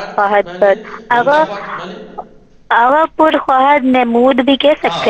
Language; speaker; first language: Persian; non-native, learner; Urdu